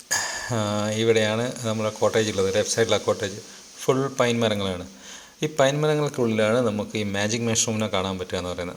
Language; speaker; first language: Malayalam; native; Malayalam